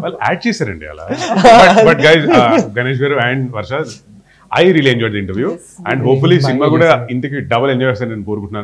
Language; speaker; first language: Telugu; native; Telugu